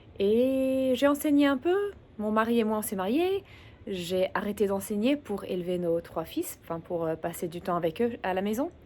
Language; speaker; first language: French; early bilingual, other home language; English